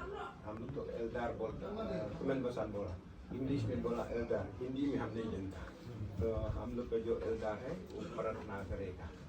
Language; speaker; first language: Hindi; non-native, local second language; Khasi